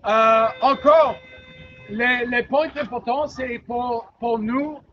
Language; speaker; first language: French; non-native, learner; English